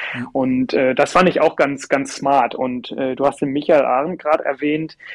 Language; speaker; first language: German; native; German